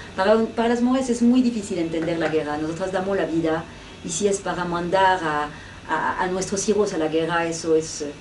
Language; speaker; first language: Spanish; non-native, fluent; French